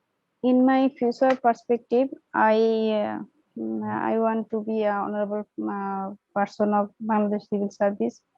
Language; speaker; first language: English; non-native, learner; Bangla